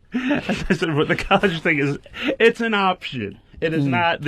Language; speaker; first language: English; native; English